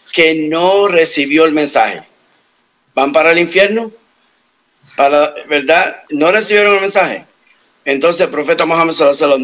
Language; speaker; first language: Spanish; native; Spanish